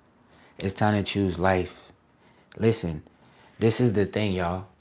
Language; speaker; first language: English; native; English